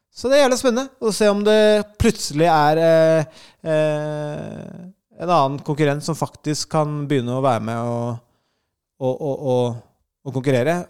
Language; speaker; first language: Norwegian; native; Norwegian